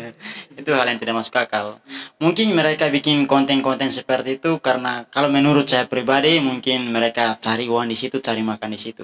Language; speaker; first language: Indonesian; non-native, fluent; Tetum